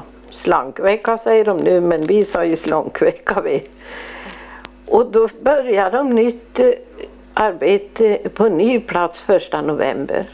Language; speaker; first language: Swedish; native; Swedish